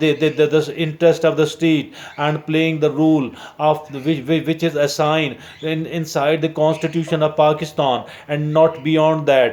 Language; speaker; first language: English; non-native, local second language; Urdu